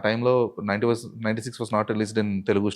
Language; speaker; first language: Telugu; native; Telugu